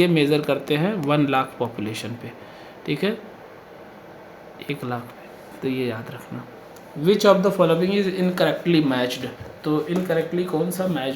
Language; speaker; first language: Hindi; native; Hindi